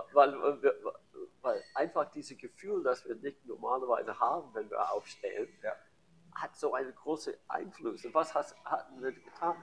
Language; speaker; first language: German; non-native, learner; English